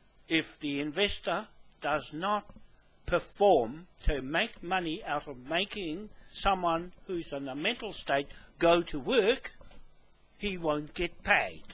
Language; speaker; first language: English; native; English